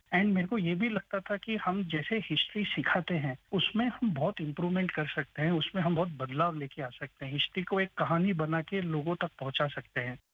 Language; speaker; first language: Hindi; non-native, local second language; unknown